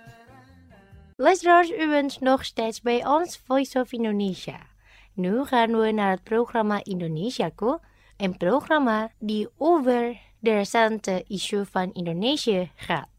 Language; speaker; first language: Dutch; non-native, fluent; Indonesian